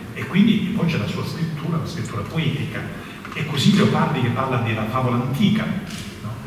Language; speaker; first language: Italian; native; Italian